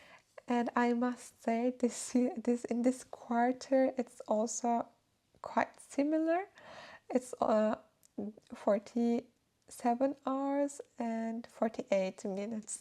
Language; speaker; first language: English; non-native, fluent; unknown